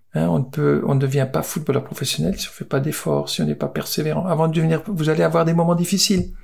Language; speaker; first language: French; native; French